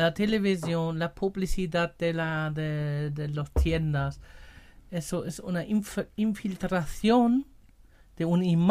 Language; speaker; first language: Spanish; non-native, fluent; German